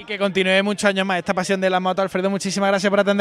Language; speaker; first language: Spanish; native; Spanish